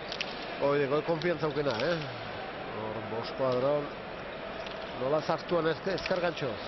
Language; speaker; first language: Basque; native; Basque